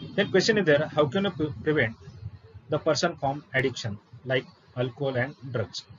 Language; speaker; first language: English; non-native, local second language; Marathi